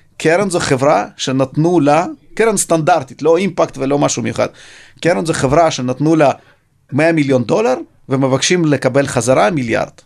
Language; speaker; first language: Hebrew; early bilingual, other home language; Russian